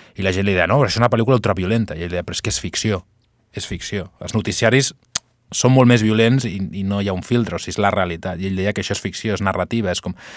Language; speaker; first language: Catalan; non-native, local second language; Spanish